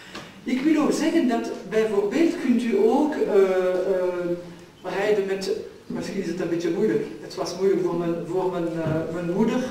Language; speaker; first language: Dutch; non-native, local second language; French